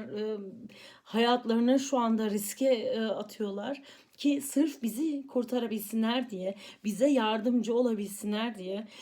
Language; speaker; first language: Turkish; early bilingual, heritage; Turkish